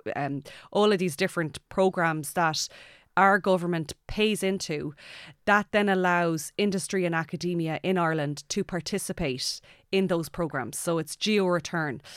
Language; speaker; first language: English; native; English